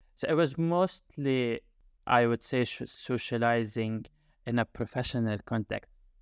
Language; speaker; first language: English; non-native, fluent; Arabic